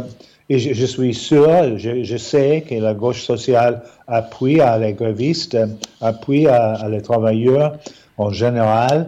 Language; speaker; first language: French; non-native, fluent; English